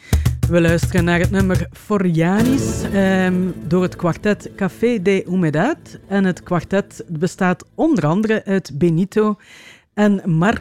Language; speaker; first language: Dutch; native; Dutch